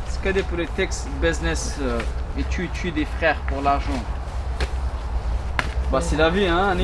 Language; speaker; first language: French; non-native, learner; Pashto